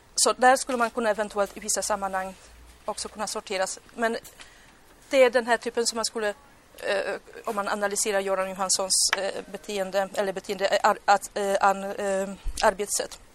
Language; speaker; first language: Swedish; non-native, fluent; Polish